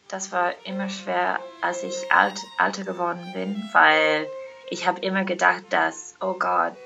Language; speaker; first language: German; non-native, learner; English